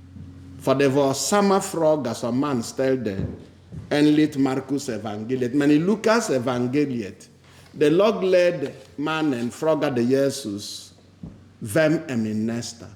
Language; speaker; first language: Swedish; non-native, fluent; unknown